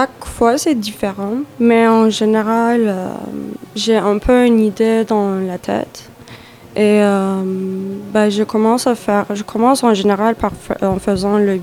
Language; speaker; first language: French; non-native, fluent; Turkish